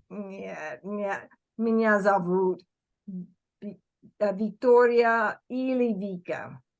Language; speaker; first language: Russian; non-native, fluent; English